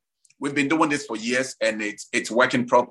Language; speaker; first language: English; non-native, local second language; Ewe